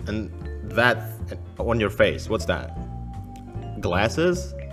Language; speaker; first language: English; non-native, fluent; Indonesian